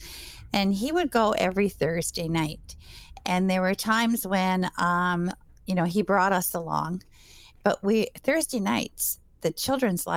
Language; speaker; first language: English; native; English